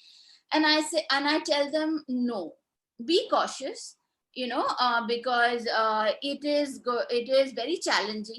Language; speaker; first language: English; non-native, local second language; Hindi